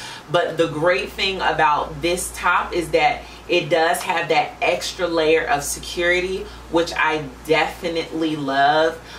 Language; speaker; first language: English; native; English